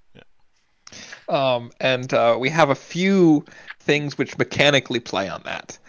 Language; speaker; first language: English; native; English